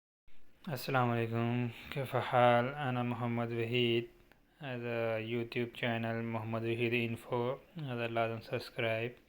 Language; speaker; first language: Arabic; non-native, learner; Urdu